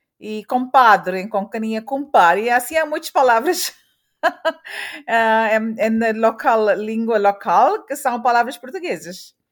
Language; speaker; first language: Portuguese; early bilingual, heritage; Portuguese